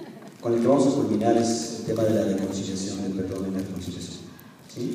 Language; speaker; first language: Spanish; native; Spanish